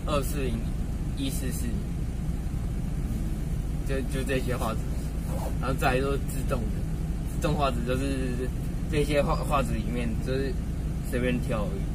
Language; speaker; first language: Chinese; native; Chinese